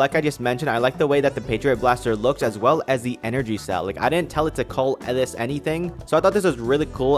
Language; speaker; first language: English; native; English